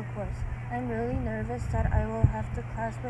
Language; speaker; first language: English; non-native, learner; Korean